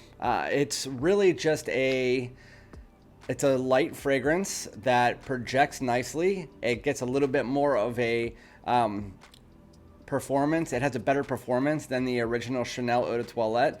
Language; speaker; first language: English; native; English